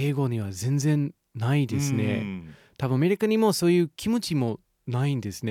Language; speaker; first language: Japanese; non-native, fluent; English